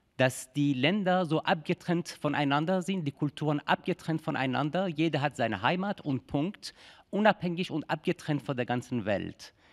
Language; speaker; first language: German; non-native, fluent; Persian